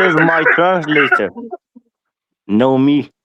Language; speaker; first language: English; non-native, learner; Persian